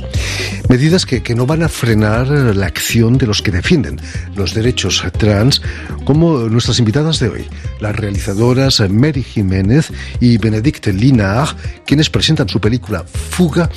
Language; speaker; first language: Spanish; native; Spanish